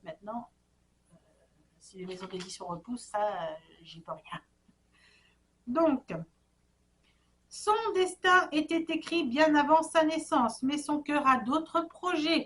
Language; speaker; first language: French; native; French